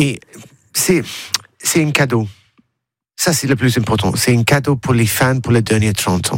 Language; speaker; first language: French; non-native, learner; English